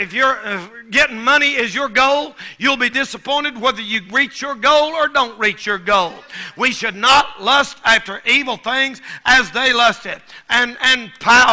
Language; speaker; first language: English; native; English